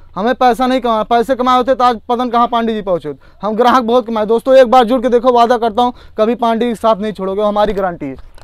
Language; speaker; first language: Hindi; native; Hindi